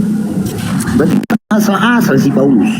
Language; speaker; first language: Indonesian; native; Indonesian